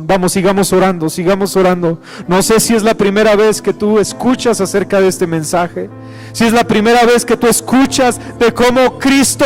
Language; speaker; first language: Spanish; native; Spanish